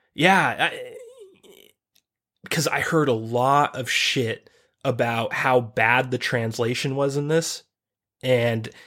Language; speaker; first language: English; native; English